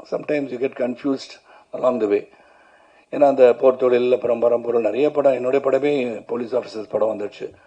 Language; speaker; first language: Tamil; native; Tamil